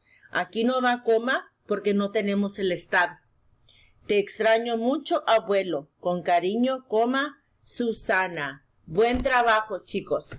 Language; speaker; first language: Spanish; early bilingual, heritage; Spanish